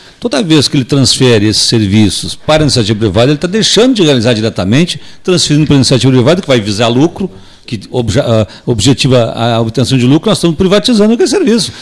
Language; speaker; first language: Portuguese; native; Portuguese